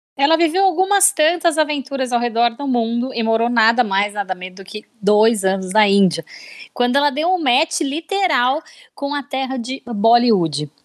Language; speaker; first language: Portuguese; native; Portuguese